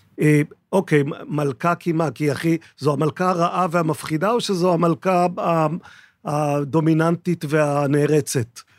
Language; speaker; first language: Hebrew; native; Hebrew